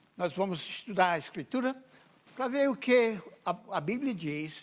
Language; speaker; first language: Portuguese; early bilingual, other home language; English